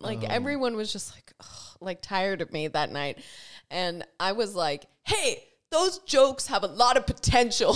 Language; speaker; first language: English; native; English